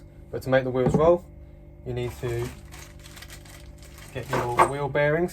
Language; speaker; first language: English; native; English